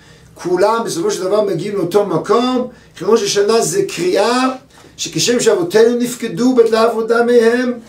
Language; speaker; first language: Hebrew; native; Hebrew